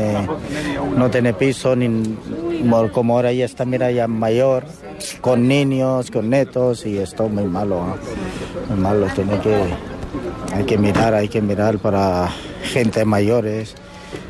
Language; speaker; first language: Spanish; non-native, learner; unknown